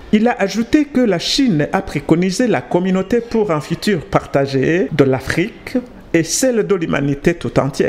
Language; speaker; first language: French; non-native, local second language; Rundi